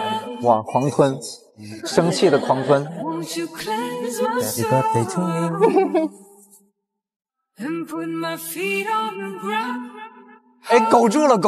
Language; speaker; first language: Chinese; native; Chinese